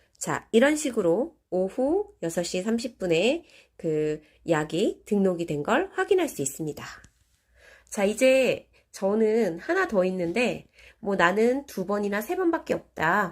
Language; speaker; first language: Korean; native; Korean